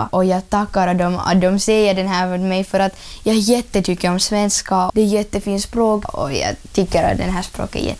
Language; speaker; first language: Swedish; non-native, learner; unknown